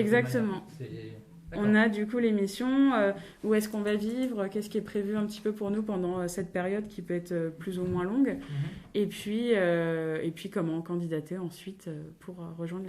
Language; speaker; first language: French; native; French